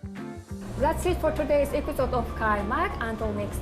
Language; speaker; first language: English; non-native, learner; Kazakh